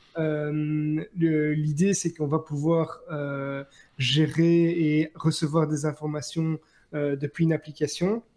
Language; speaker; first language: French; native; French